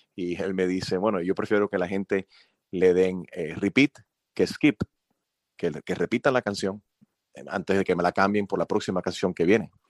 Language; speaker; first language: Spanish; early bilingual, heritage; Spanish